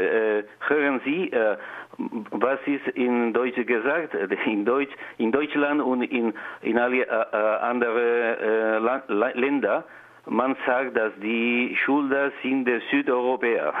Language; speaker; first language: German; non-native, learner; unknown